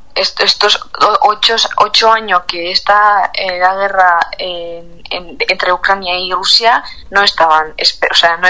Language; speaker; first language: Spanish; non-native, fluent; Ukrainian